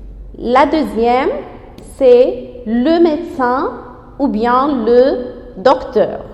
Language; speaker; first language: French; non-native, fluent; Arabic